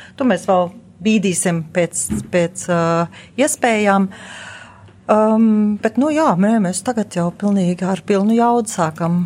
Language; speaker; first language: Latvian; early bilingual, heritage; Latvian